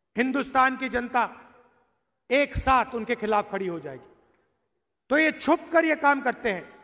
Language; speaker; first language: Hindi; native; Hindi